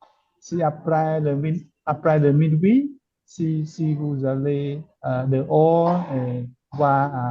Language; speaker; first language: French; non-native, learner; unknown